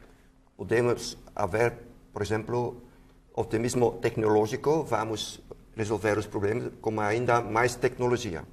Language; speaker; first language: Portuguese; non-native, fluent; Dutch